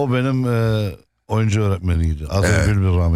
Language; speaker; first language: Turkish; non-native, fluent; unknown